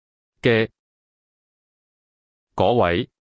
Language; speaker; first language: Cantonese; non-native, learner; Chinese